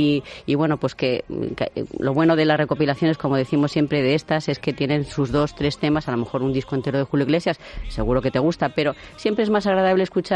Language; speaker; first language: Spanish; native; Spanish